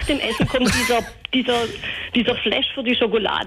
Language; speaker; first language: German; native; German